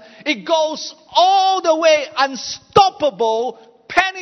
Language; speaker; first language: English; non-native, local second language; Chinese